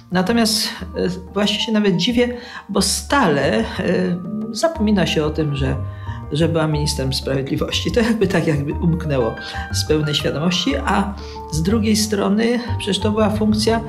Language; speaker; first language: Polish; native; Polish